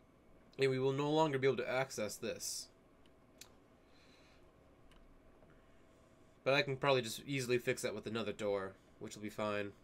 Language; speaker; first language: English; native; English